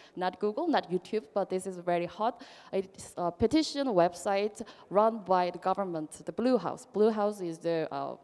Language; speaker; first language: English; non-native, fluent; Korean